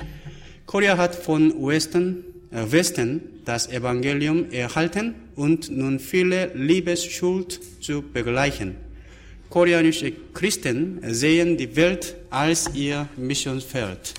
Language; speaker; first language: German; non-native, fluent; Korean